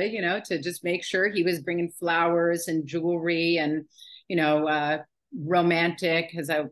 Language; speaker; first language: English; native; English